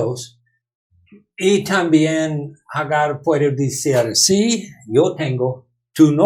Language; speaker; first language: Spanish; non-native, learner; English